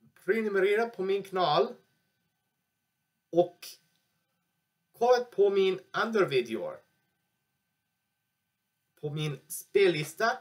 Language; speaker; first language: Swedish; non-native, learner; English